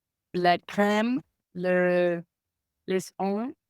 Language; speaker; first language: French; non-native, learner; Spanish